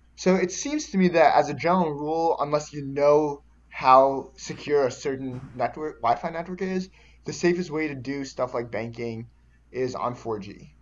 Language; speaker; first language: English; early bilingual, other home language; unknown